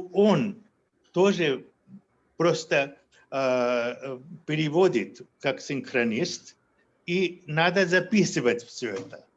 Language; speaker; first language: Russian; non-native, fluent; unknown